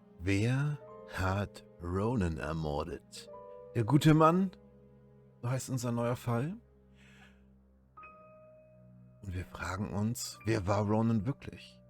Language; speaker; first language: German; native; German